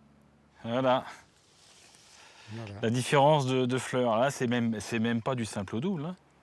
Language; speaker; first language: French; native; French